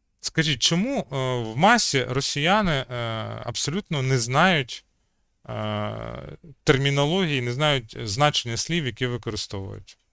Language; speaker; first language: Ukrainian; native; Ukrainian